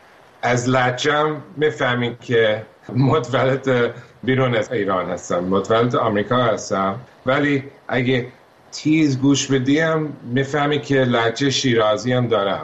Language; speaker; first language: Persian; early bilingual, heritage; Persian